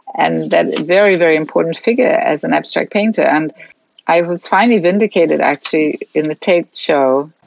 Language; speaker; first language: English; native; English